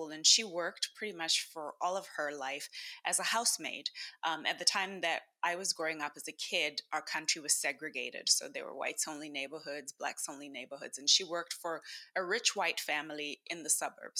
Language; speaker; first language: English; non-native, local second language; Shona